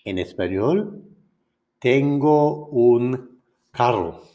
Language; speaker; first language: Spanish; non-native, fluent; English